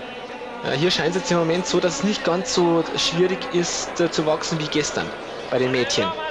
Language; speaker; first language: German; native; German